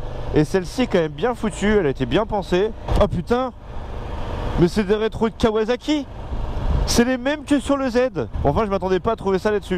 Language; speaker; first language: French; native; French